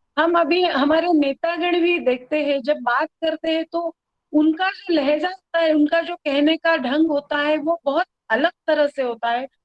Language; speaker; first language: Hindi; non-native, local second language; Marathi